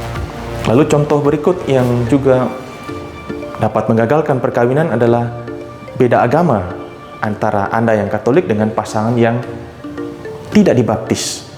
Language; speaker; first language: Indonesian; native; Indonesian